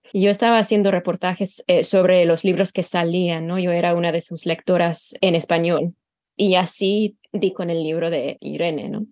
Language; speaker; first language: Spanish; non-native, fluent; English